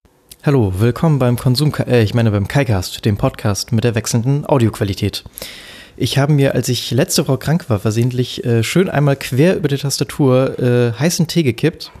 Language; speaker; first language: German; native; German